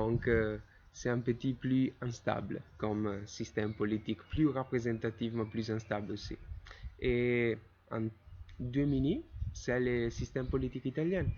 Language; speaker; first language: French; non-native, learner; Italian